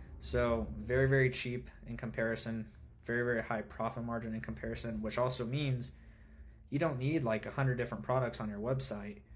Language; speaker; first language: English; native; English